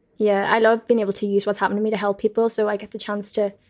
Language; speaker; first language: English; native; English